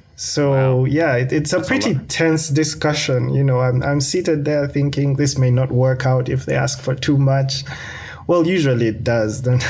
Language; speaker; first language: English; non-native, local second language; Ganda